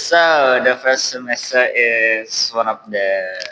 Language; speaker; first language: English; non-native, learner; Indonesian